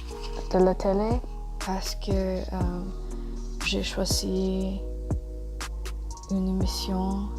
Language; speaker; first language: French; non-native, learner; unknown